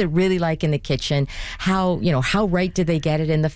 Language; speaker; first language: English; native; English